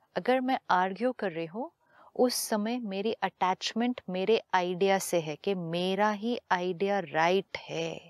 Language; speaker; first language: Hindi; native; Hindi